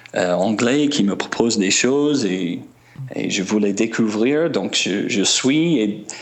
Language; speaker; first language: French; non-native, fluent; English